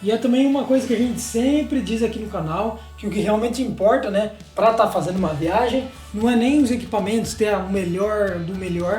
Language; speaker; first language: Portuguese; native; Portuguese